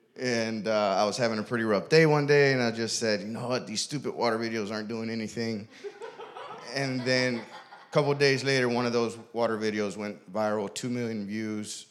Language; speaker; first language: English; native; English